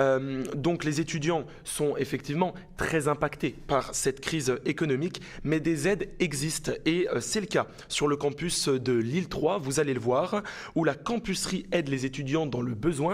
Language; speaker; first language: French; native; French